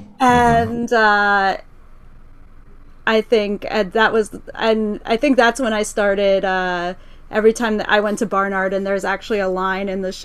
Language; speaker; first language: English; native; English